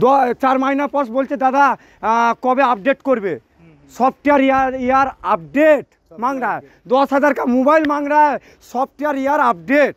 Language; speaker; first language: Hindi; non-native, local second language; Bangla